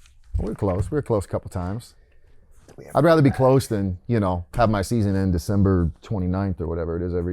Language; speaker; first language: English; native; English